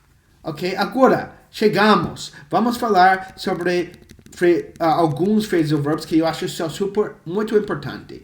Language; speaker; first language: Portuguese; non-native, fluent; English